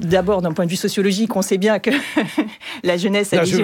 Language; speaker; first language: French; native; French